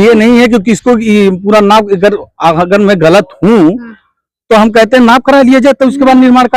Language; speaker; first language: Hindi; native; Hindi